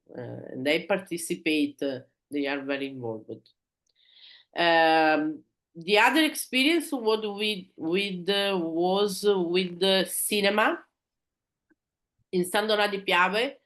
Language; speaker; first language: English; non-native, learner; Italian